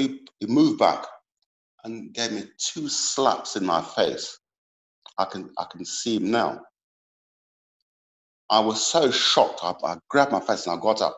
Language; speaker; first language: English; native; English